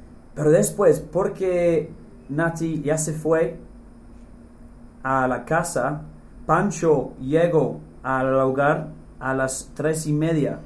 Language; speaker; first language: Spanish; non-native, fluent; English